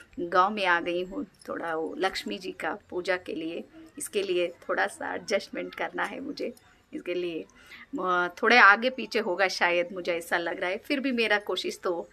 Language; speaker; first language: Hindi; non-native, local second language; Kannada